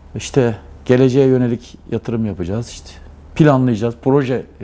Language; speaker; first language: Turkish; native; Turkish